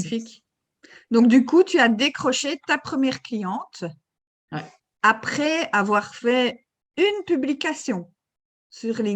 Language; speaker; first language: French; native; French